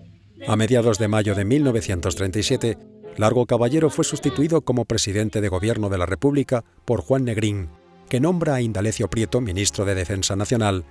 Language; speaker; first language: Spanish; native; Spanish